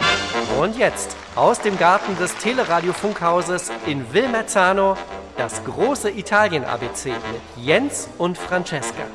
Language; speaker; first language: German; native; German